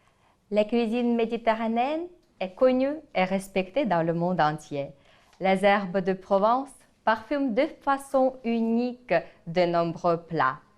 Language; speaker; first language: French; non-native, fluent; Ukrainian